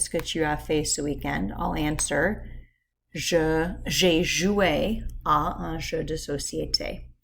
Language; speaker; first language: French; non-native, fluent; English